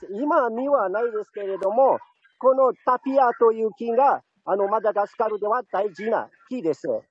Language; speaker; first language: Japanese; non-native, fluent; Malagasy